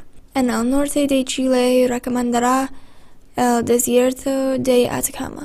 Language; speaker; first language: Spanish; non-native, learner; English